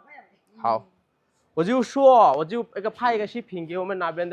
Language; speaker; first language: Chinese; non-native, learner; Bangla